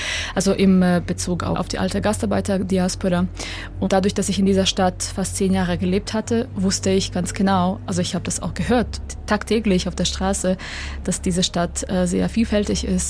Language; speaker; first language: German; non-native, fluent; Croatian